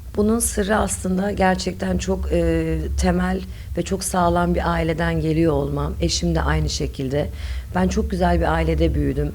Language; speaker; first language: Turkish; early bilingual, heritage; Turkish